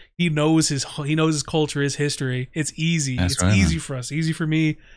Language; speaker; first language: English; native; English